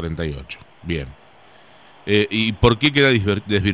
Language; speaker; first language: Spanish; native; Spanish